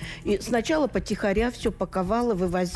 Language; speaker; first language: Russian; native; Russian